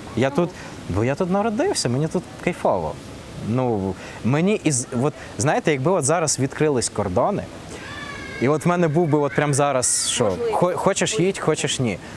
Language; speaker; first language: Ukrainian; non-native, local second language; Russian